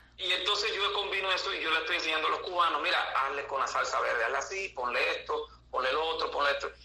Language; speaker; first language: Spanish; native; Spanish